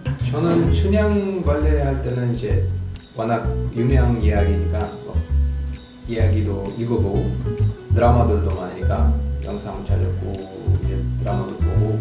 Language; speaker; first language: Korean; non-native, fluent; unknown